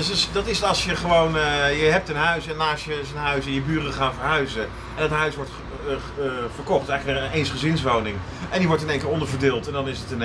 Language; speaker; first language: Dutch; native; Dutch